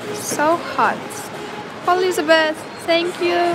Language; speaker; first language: English; non-native, learner; Russian